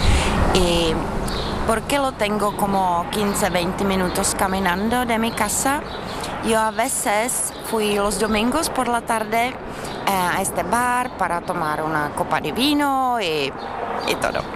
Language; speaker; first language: Spanish; non-native, fluent; Czech